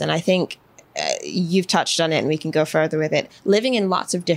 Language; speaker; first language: English; native; English